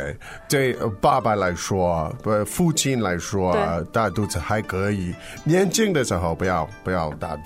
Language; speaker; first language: Chinese; non-native, fluent; English